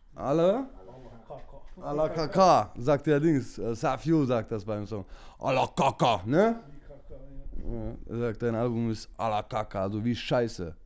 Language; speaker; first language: German; early bilingual, other home language; Turkish